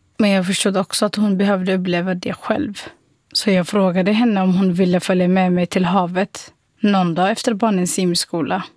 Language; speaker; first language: Swedish; non-native, fluent; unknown